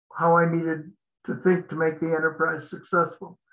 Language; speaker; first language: English; native; English